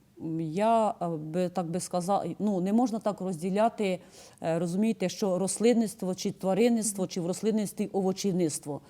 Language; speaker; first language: Ukrainian; native; Ukrainian